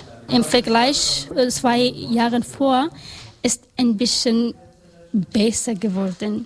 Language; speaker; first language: German; non-native, learner; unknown